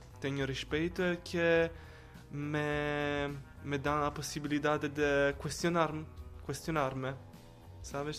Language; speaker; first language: Portuguese; non-native, learner; Italian